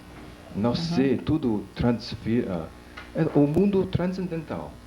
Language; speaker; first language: Portuguese; non-native, fluent; English